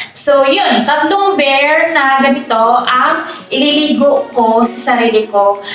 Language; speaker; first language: Filipino; non-native, local second language; Cebuano